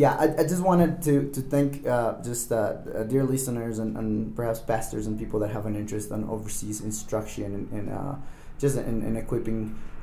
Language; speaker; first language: English; non-native, fluent; Spanish